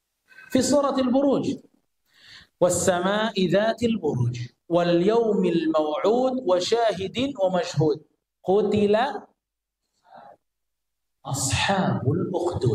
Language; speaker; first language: Arabic; non-native, fluent; Indonesian